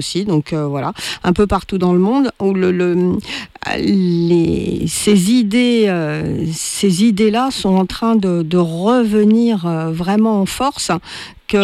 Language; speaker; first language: French; native; French